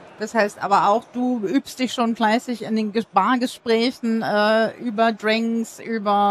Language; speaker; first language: German; native; German